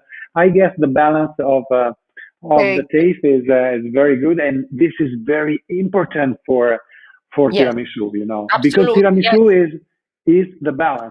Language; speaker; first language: English; non-native, fluent; Italian